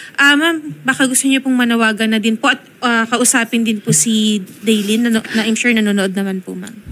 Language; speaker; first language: Filipino; native; Filipino